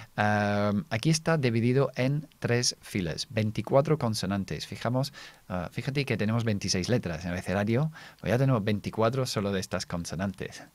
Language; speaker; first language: Spanish; non-native, fluent; English